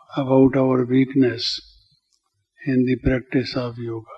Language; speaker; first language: English; non-native, local second language; Hindi